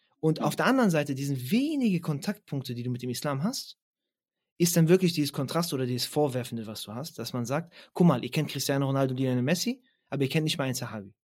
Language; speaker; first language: German; early bilingual, other home language; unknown